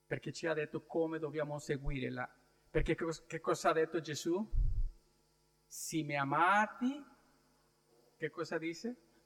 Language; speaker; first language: Italian; non-native, learner; Spanish